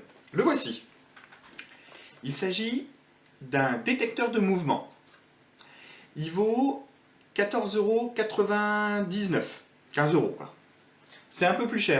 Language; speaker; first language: French; native; French